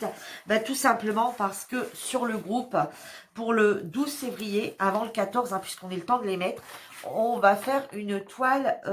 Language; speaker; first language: French; native; French